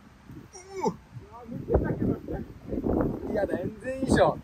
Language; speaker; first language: Japanese; native; Japanese